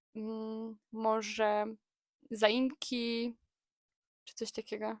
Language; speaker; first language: Polish; native; Polish